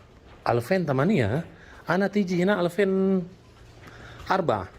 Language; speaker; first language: Arabic; non-native, learner; Indonesian